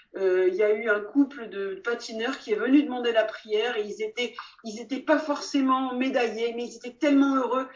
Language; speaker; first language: French; native; French